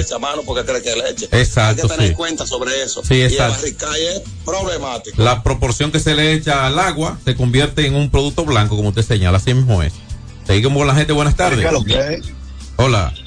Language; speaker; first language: Spanish; native; Spanish